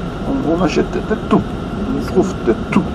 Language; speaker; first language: French; non-native, fluent; Spanish